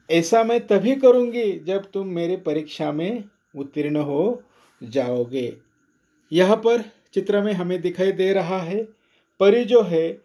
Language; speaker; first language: Hindi; non-native, local second language; Marathi